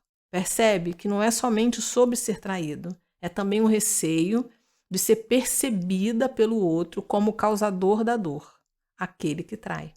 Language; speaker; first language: Portuguese; native; Portuguese